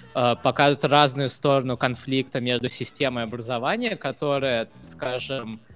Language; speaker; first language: Russian; non-native, fluent; Hindi